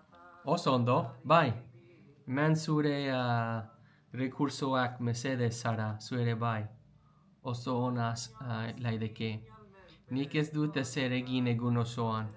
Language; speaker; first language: Basque; non-native, learner; English